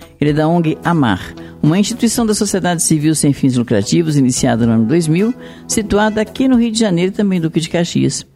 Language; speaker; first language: Portuguese; native; Portuguese